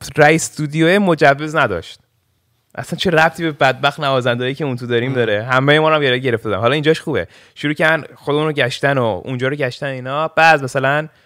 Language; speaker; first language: Persian; early bilingual, heritage; Persian